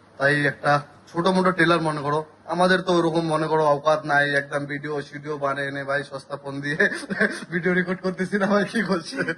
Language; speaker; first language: Bangla; non-native, local second language; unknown